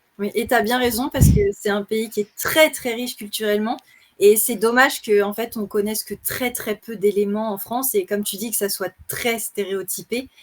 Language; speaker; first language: French; native; French